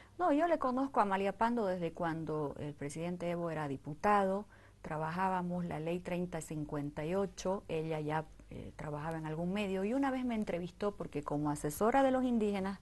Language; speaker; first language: Spanish; native; Spanish